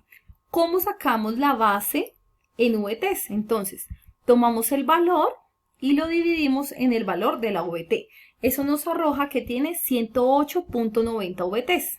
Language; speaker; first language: Spanish; native; Spanish